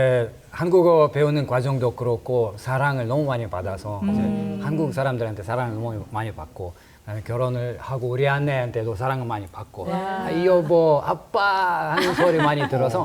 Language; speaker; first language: Korean; non-native, fluent; Russian